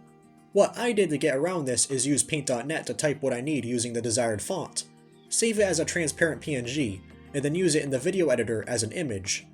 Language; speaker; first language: English; native; English